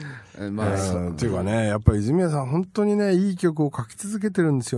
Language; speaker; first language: Japanese; native; Japanese